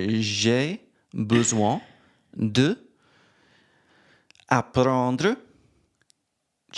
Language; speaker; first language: French; non-native, learner; English